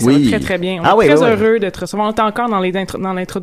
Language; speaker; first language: French; native; French